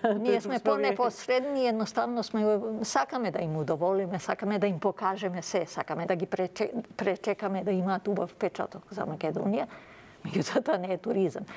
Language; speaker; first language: Macedonian; early bilingual, other home language; Serbian